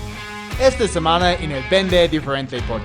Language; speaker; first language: Spanish; non-native, fluent; English